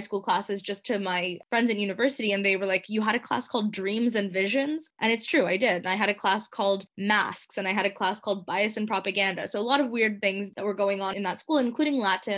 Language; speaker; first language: English; native; English